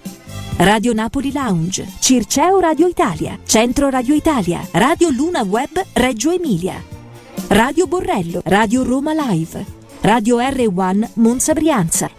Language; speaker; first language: Italian; native; Italian